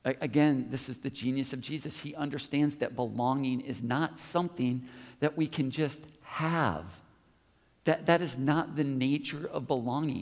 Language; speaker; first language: English; native; English